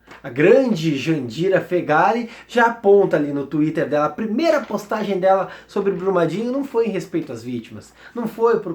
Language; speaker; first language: Portuguese; native; Portuguese